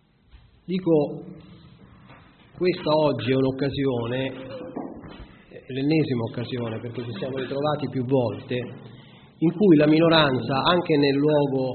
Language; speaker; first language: Italian; native; Italian